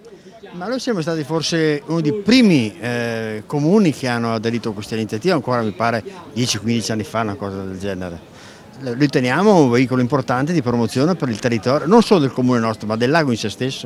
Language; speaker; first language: Italian; native; Italian